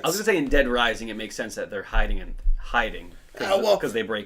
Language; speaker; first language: English; native; English